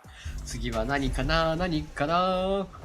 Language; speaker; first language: Japanese; native; Japanese